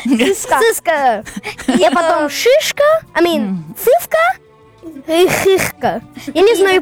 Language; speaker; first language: Russian; early bilingual, heritage; Russian